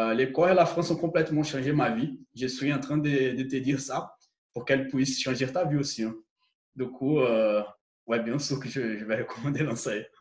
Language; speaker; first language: French; non-native, fluent; Portuguese